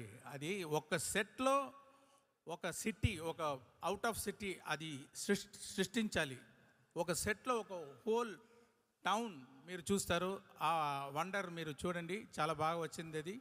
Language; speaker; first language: Telugu; non-native, local second language; Tamil